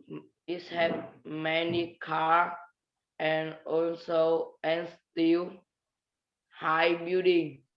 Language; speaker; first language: English; non-native, learner; Vietnamese